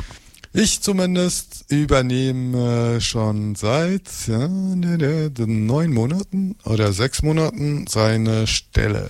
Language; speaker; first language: German; native; German